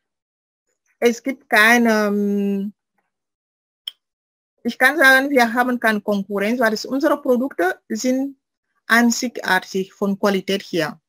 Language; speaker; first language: German; non-native, fluent; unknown